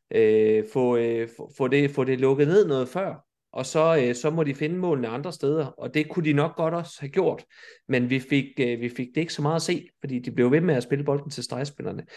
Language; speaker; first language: Danish; native; Danish